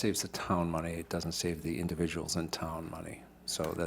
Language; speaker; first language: English; native; English